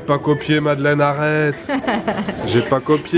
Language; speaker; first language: French; native; French